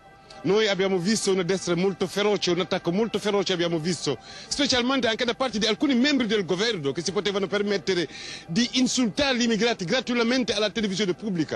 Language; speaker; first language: Italian; non-native, fluent; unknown